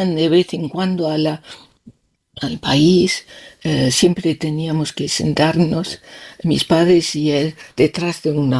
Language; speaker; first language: Spanish; non-native, learner; Danish